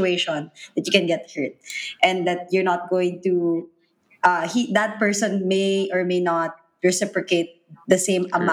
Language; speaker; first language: English; non-native, local second language; Filipino